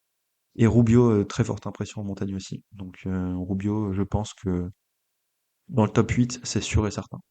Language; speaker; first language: French; native; French